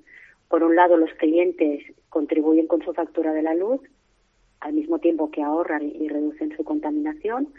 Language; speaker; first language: Spanish; native; Spanish